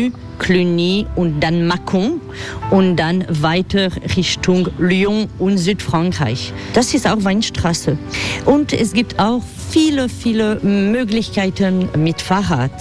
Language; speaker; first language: German; non-native, fluent; French